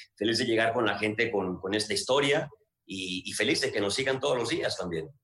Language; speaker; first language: Spanish; native; Spanish